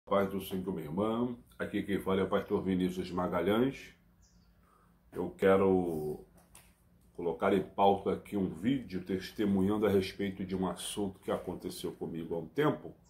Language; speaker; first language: Portuguese; native; Portuguese